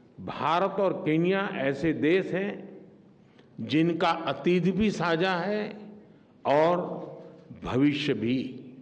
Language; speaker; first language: Hindi; non-native, local second language; Gujarati